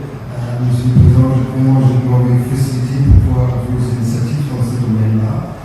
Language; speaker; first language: French; non-native, fluent; German